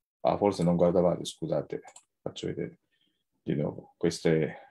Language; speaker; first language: Italian; non-native, fluent; Japanese